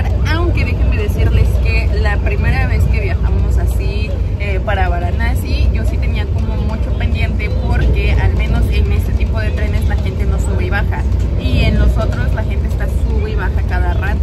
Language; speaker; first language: Spanish; native; Spanish